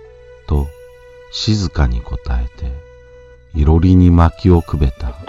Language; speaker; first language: Japanese; native; Japanese